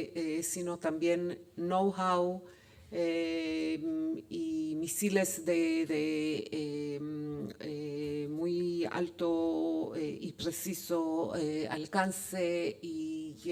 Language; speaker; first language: Spanish; non-native, fluent; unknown